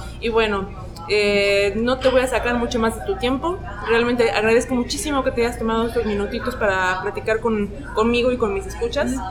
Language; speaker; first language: Spanish; native; Spanish